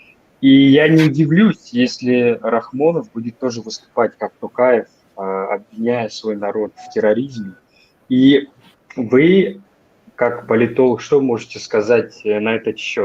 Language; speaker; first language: Russian; non-native, local second language; Tajik